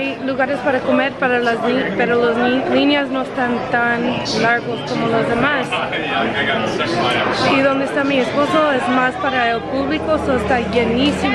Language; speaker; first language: Spanish; early bilingual, heritage; English